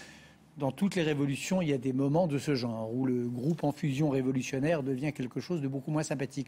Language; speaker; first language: French; native; French